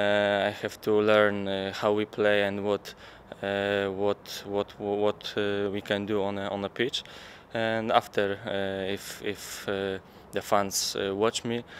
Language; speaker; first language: English; non-native, learner; Polish